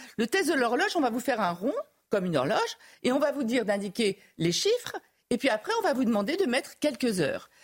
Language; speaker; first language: French; native; French